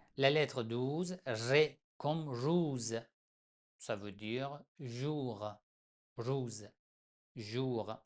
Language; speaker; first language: French; non-native, fluent; Persian